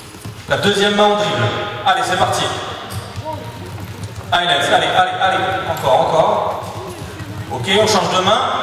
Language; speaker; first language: French; native; French